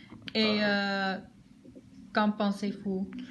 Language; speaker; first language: French; non-native, learner; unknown